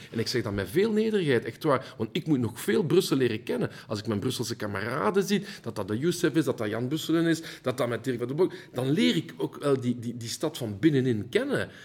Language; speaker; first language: Dutch; early bilingual, heritage; Dutch